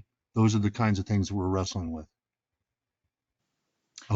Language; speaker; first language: English; native; English